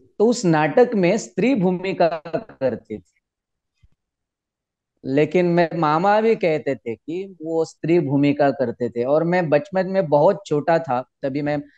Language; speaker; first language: Hindi; non-native, local second language; Konkani